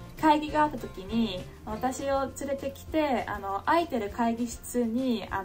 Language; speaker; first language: Japanese; non-native, fluent; English